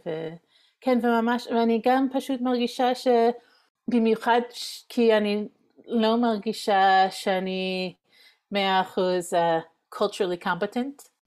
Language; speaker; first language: Hebrew; non-native, fluent; English